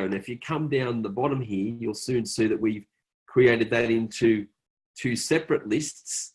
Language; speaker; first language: English; native; English